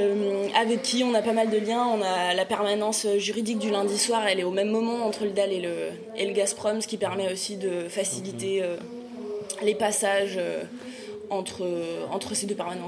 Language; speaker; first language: French; native; French